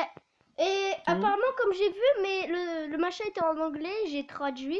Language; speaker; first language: French; native; French